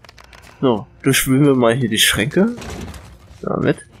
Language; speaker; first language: German; native; German